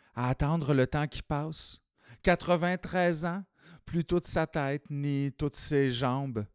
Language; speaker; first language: French; native; French